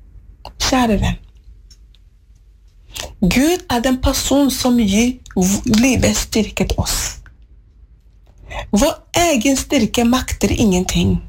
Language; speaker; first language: Norwegian; non-native, fluent; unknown